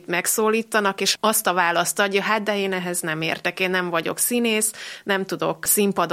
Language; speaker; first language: Hungarian; native; Hungarian